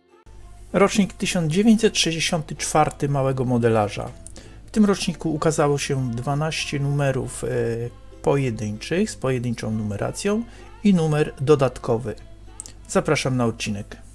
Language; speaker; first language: Polish; native; Polish